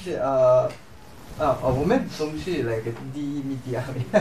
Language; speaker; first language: Chinese; non-native, learner; Japanese